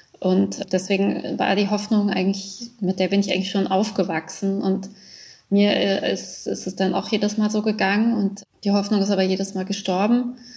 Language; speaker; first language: German; early bilingual, other home language; Persian